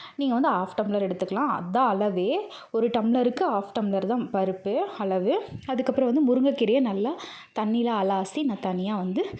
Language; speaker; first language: Tamil; native; Tamil